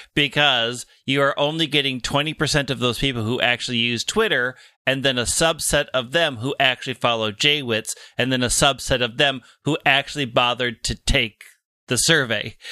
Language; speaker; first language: English; native; English